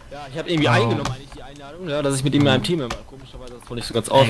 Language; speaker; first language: German; native; German